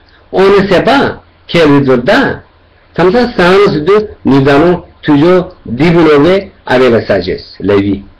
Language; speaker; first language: French; non-native, learner; Tibetan